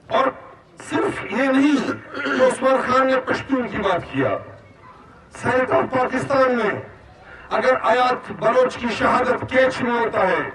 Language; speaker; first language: Urdu; non-native, local second language; Baluchi